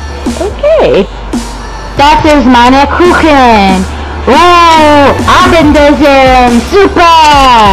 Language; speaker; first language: German; non-native, learner; English